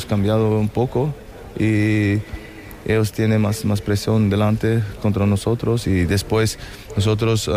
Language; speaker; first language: Spanish; non-native, fluent; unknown